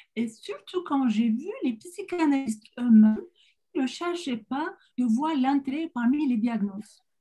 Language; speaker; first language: French; non-native, fluent; Turkish